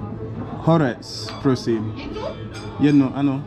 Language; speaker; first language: Czech; non-native, learner; English